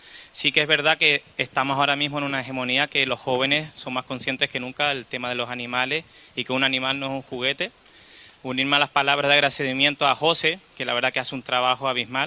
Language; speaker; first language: Spanish; native; Spanish